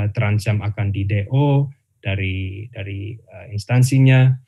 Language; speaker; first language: Indonesian; non-native, fluent; English